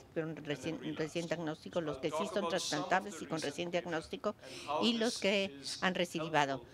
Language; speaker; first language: Spanish; non-native, fluent; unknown